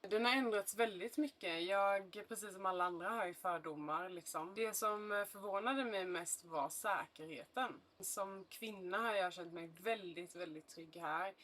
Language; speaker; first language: Swedish; native; Swedish